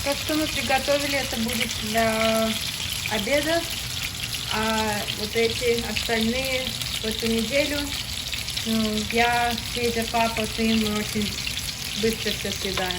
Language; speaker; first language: Russian; early bilingual, other home language; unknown